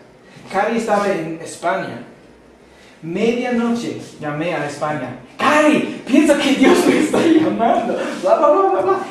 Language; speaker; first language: Spanish; non-native, fluent; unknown